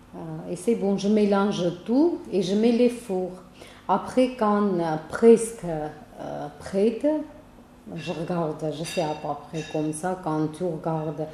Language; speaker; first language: French; non-native, learner; Armenian